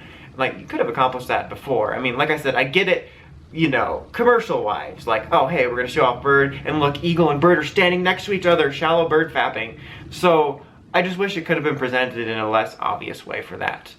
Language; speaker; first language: English; native; English